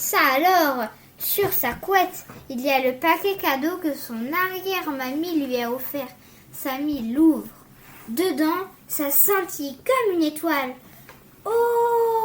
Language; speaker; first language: French; native; French